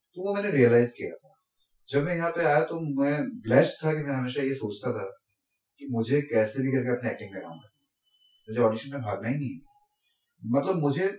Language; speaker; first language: Hindi; non-native, local second language; Assamese